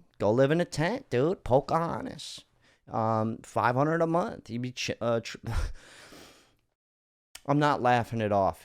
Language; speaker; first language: English; native; English